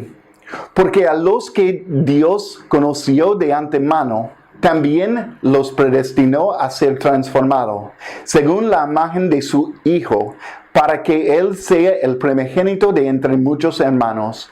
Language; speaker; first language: Spanish; non-native, fluent; English